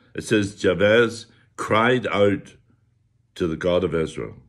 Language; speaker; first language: English; native; English